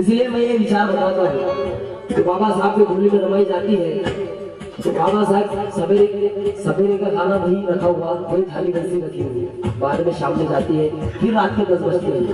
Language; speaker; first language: Hindi; non-native, local second language; Marathi